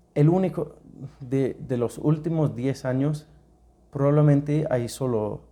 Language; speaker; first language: Spanish; non-native, fluent; English